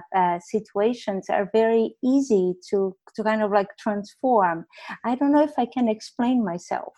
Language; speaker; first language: English; non-native, fluent; Portuguese